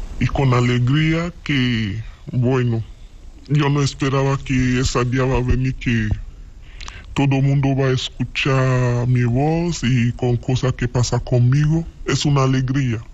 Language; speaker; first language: Spanish; non-native, learner; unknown